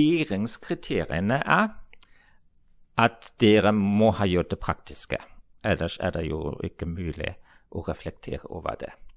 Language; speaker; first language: Norwegian; non-native, fluent; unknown